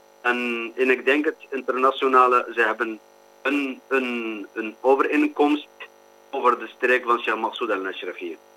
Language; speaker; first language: Dutch; non-native, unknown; Kurdish